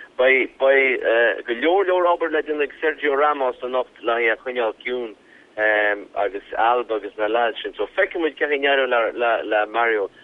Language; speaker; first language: Irish; native; Irish